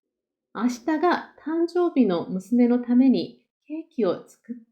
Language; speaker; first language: Japanese; non-native, fluent; Korean